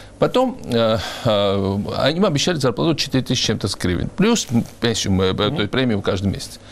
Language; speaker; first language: Russian; non-native, local second language; Georgian